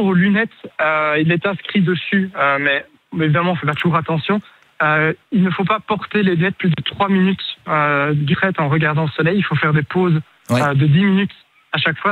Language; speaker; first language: French; native; French